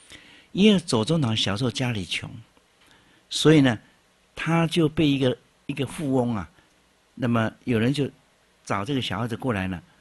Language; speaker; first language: Chinese; native; Chinese